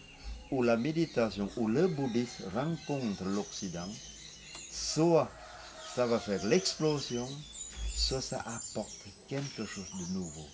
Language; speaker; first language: French; non-native, fluent; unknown